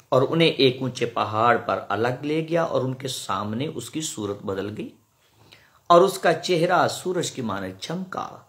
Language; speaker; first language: Urdu; non-native, local second language; Punjabi